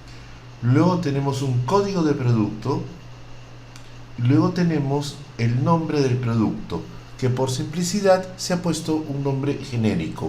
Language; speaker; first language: Spanish; native; Spanish